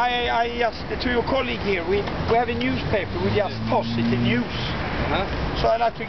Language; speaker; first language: English; non-native, fluent; Swedish